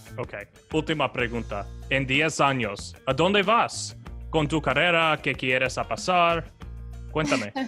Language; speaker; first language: Spanish; non-native, learner; English